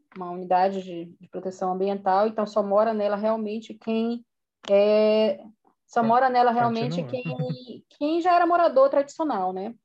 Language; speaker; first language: Portuguese; native; Portuguese